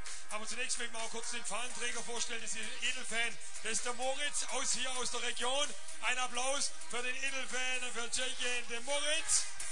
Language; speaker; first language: German; native; German